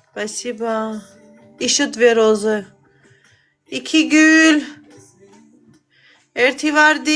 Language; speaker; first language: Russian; non-native, local second language; Azerbaijani